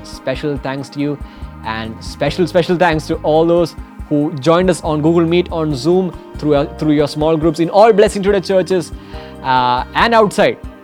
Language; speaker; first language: English; non-native, local second language; Malayalam